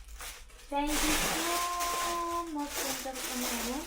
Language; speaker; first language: English; non-native, learner; Nepali